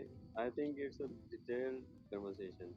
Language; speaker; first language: English; non-native, learner; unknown